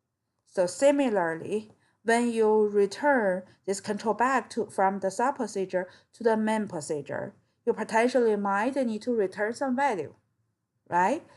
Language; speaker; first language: English; non-native, fluent; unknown